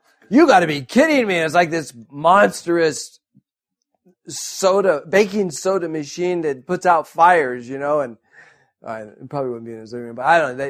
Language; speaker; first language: English; native; English